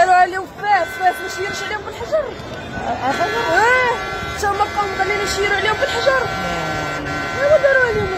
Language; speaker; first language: Arabic; native; Arabic